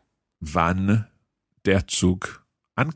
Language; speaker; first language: German; non-native, learner; English